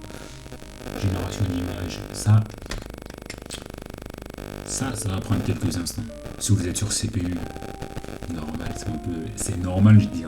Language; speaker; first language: French; native; French